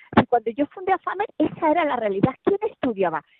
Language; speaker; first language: Spanish; native; Spanish